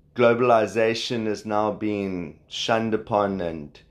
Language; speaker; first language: English; native; English